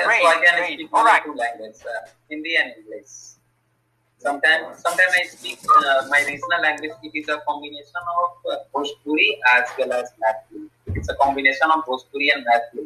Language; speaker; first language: English; non-native, learner; Hindi